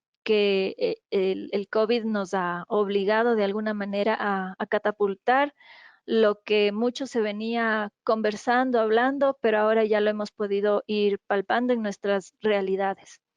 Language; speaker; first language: Spanish; native; Spanish